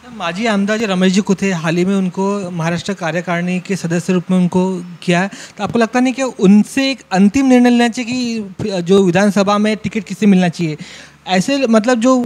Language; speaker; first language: Hindi; non-native, local second language; Marathi